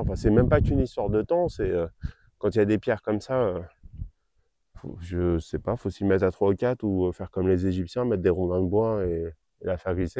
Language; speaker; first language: French; native; French